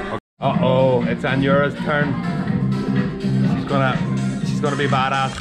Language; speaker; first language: English; native; English